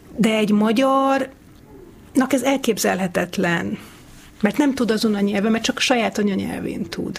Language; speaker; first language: Hungarian; native; Hungarian